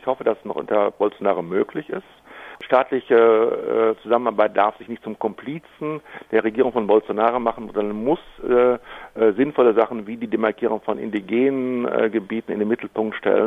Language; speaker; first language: German; native; German